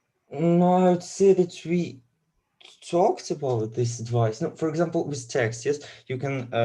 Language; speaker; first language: English; non-native, learner; Russian